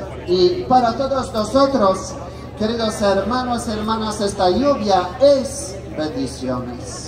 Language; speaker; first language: Spanish; non-native, fluent; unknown